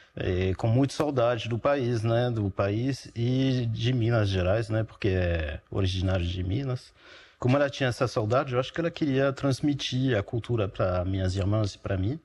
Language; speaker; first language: Portuguese; early bilingual, heritage; French